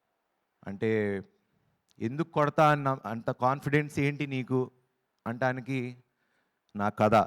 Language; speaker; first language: Telugu; native; Telugu